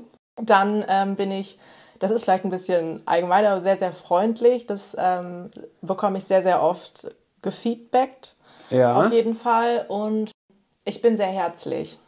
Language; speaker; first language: German; native; German